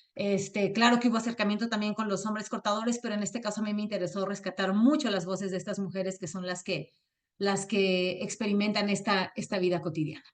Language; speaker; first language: Spanish; native; Spanish